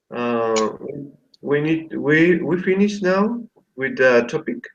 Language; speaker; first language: English; non-native, learner; Spanish